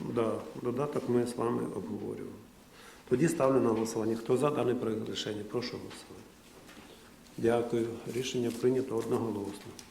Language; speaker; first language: Ukrainian; non-native, local second language; Russian